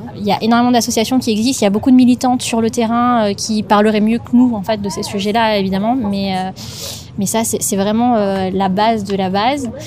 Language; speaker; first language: French; native; French